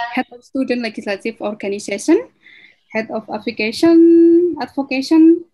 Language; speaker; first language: English; non-native, fluent; Indonesian